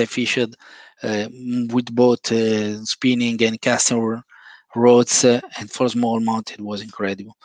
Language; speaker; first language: English; non-native, fluent; Italian